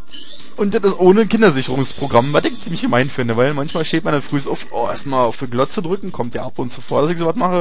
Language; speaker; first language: German; native; German